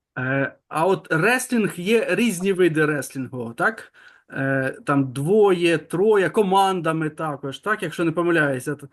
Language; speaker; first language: Ukrainian; native; Ukrainian